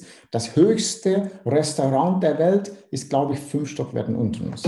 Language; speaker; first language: German; non-native, fluent; Dutch